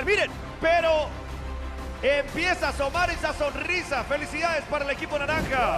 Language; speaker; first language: Spanish; native; Spanish